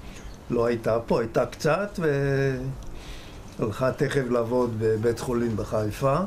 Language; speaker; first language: Hebrew; early bilingual, other home language; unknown